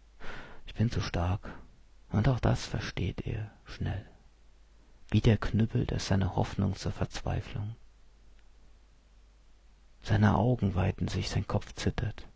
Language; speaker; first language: German; native; German